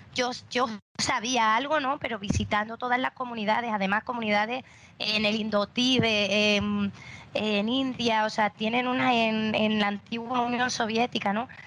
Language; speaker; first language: Spanish; native; Spanish